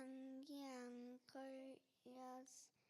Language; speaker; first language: Korean; early bilingual, heritage; Korean